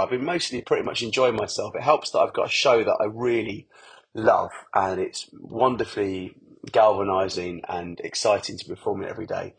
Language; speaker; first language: English; native; English